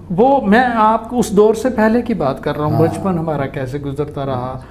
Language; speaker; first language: Hindi; native; Hindi